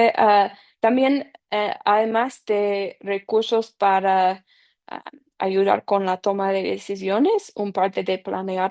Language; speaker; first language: Spanish; non-native, fluent; English